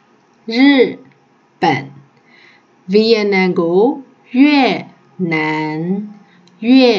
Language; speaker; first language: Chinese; non-native, fluent; Burmese